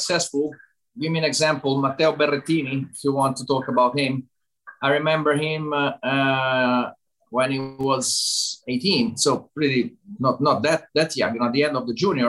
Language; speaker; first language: English; non-native, fluent; Italian